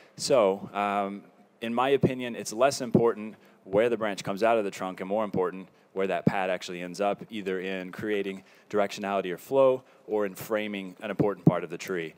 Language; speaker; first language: English; native; English